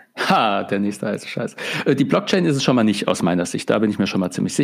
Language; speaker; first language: German; native; German